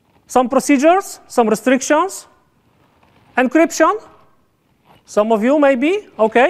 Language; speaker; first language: English; non-native, fluent; Polish